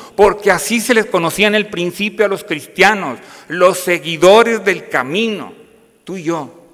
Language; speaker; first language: Spanish; native; Spanish